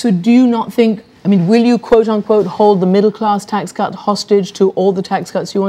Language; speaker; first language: English; native; English